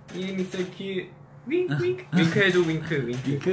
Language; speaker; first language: Korean; early bilingual, heritage; Korean